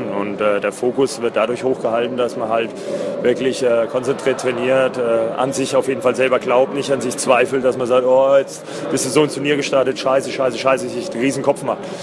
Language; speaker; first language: German; native; German